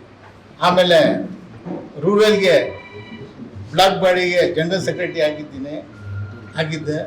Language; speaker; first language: Kannada; non-native, local second language; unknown